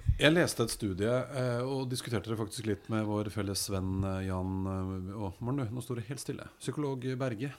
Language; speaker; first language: Norwegian; native; Norwegian